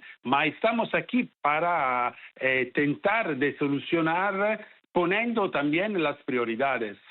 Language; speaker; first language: Spanish; non-native, fluent; Italian